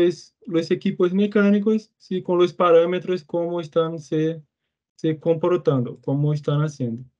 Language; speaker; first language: Spanish; non-native, fluent; Portuguese